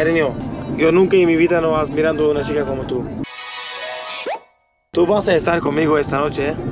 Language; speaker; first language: Spanish; non-native, learner; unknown